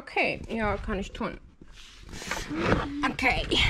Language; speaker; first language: German; non-native, fluent; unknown